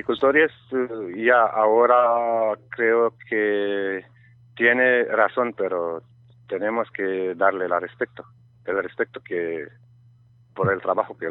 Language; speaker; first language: Spanish; non-native, learner; Romanian